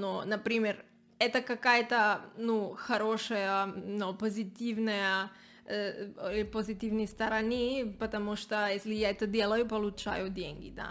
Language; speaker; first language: Russian; non-native, learner; Spanish